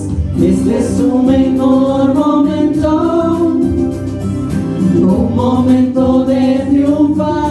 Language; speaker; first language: Spanish; native; Spanish